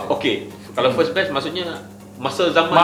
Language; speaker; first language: Malay; native; Malay